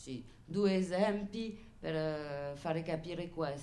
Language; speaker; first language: Italian; non-native, fluent; French